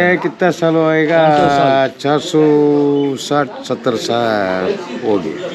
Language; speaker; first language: Hindi; non-native, local second language; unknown